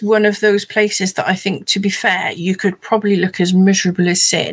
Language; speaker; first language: English; native; English